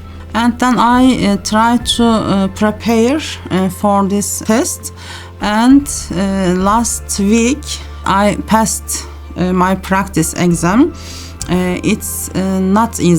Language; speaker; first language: English; non-native, learner; Turkish